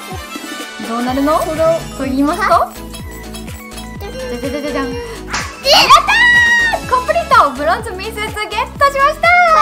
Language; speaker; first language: Japanese; native; Japanese